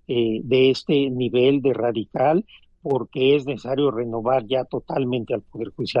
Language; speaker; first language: Spanish; native; Spanish